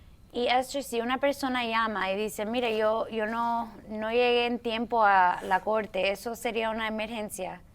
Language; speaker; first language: Spanish; early bilingual, heritage; Spanish